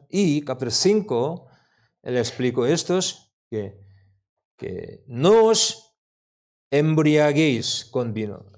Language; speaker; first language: Spanish; non-native, learner; Korean